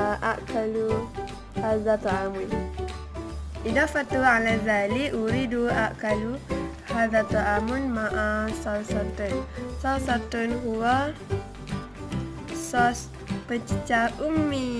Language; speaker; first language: Arabic; non-native, learner; Malay